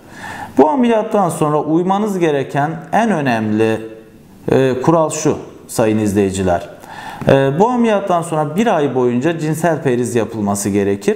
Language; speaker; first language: Turkish; native; Turkish